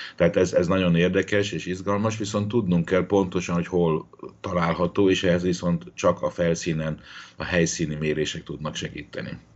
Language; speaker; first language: Hungarian; native; Hungarian